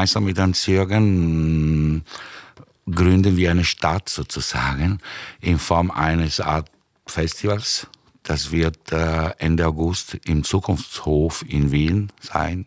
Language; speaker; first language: German; native; German